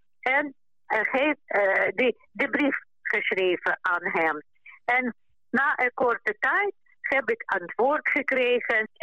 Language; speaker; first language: Dutch; non-native, local second language; Ukrainian